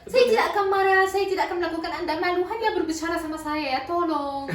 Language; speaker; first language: Indonesian; non-native, learner; Arabic